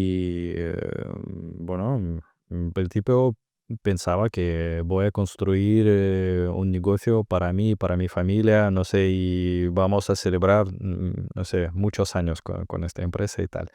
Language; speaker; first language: Spanish; non-native, fluent; Russian